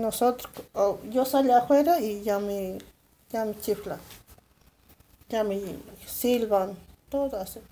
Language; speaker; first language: Spanish; non-native, local second language; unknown